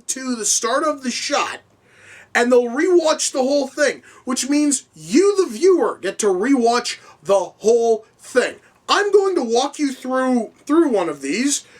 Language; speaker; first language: English; native; English